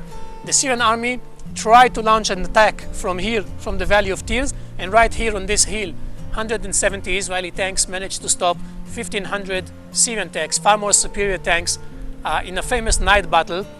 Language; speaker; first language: English; non-native, fluent; Hebrew